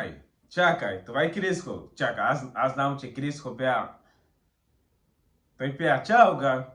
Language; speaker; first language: Bulgarian; non-native, learner; Portuguese